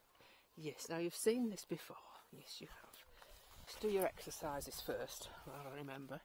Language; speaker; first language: English; native; English